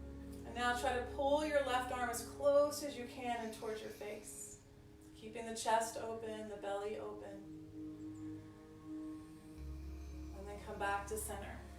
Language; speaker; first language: English; native; English